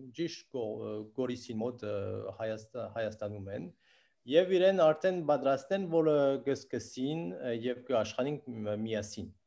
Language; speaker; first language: Armenian; early bilingual, heritage; Armenian